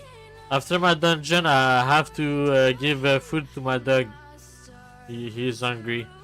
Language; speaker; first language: English; non-native, learner; French